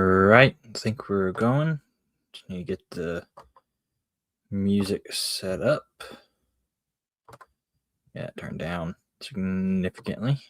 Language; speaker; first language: English; native; English